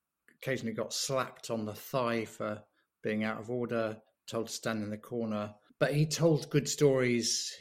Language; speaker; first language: English; native; English